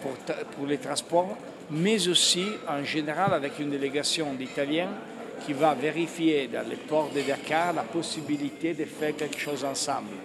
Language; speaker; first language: French; non-native, fluent; Italian